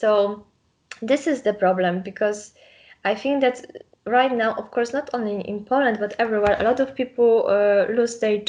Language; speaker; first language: English; non-native, learner; Polish